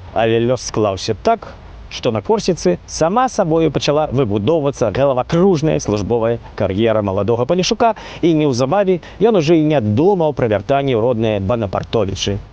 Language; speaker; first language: Belarusian; native; Belarusian